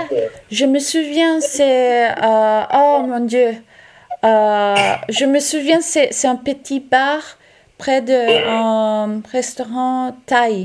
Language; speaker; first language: French; non-native, local second language; Italian